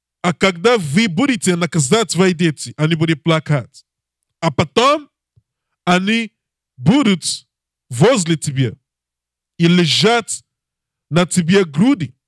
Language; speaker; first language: Russian; non-native, learner; English